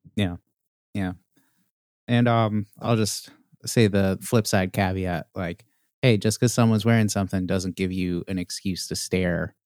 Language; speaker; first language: English; native; English